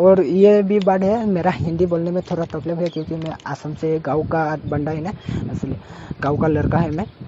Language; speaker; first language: Hindi; non-native, local second language; Bodo